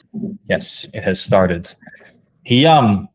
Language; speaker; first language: English; non-native, fluent; Dutch